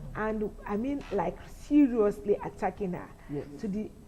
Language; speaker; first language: English; non-native, local second language; Yoruba